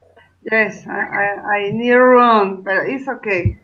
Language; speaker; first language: English; non-native, learner; Spanish